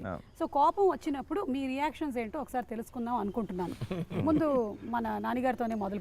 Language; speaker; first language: Telugu; native; Telugu